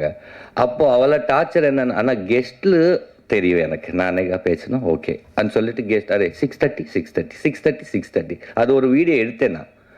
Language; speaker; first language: Tamil; non-native, learner; Telugu